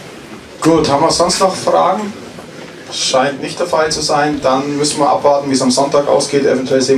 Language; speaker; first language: German; native; German